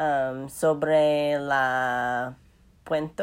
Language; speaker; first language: Spanish; non-native, learner; English